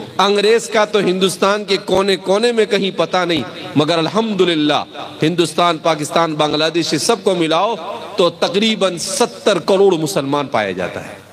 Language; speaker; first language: Urdu; non-native, local second language; Gujarati